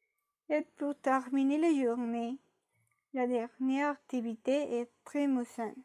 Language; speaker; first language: French; non-native, learner; Spanish